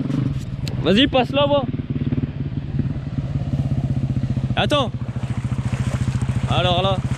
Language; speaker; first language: French; native; French